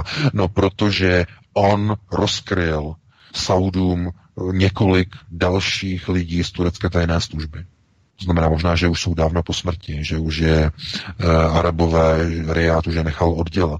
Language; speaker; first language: Czech; native; Czech